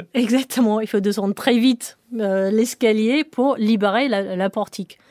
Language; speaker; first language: French; non-native, fluent; English